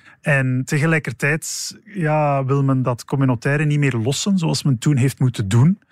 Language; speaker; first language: Dutch; native; Dutch